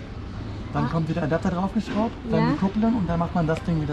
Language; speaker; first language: German; native; German